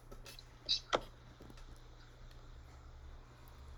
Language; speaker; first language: English; native; English